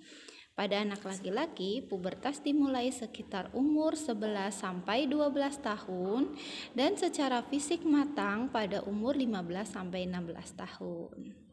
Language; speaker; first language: Indonesian; native; Indonesian